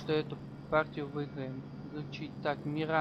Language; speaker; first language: Russian; native; Russian